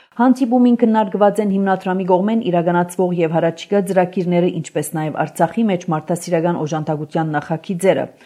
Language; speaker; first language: Armenian; early bilingual, heritage; Armenian